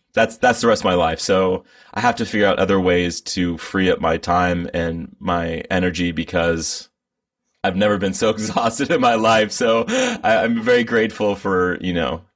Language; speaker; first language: English; native; English